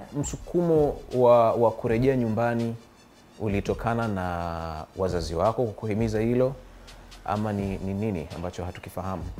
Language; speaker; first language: Swahili; native; Swahili